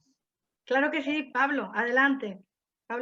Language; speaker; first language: Spanish; native; Spanish